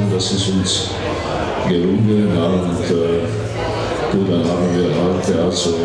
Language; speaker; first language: German; non-native, fluent; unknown